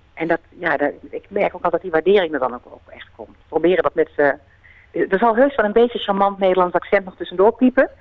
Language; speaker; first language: Dutch; native; Dutch